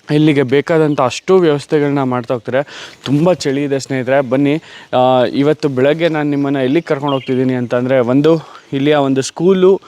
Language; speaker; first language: Kannada; native; Kannada